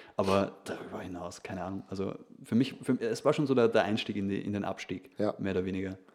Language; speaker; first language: German; native; German